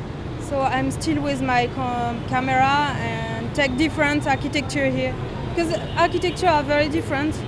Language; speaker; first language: English; non-native, learner; French